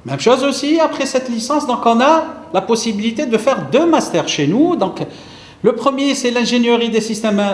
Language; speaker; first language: French; non-native, local second language; Arabic